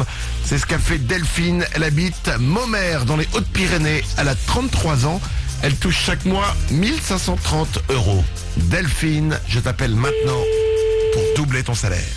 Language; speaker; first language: French; native; French